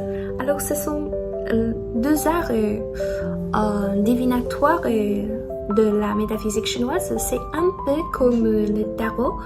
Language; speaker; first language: French; non-native, learner; Chinese